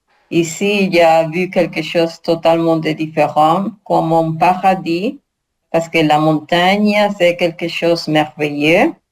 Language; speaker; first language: French; non-native, learner; Spanish